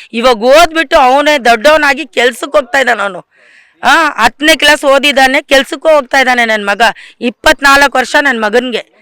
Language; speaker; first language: Kannada; non-native, local second language; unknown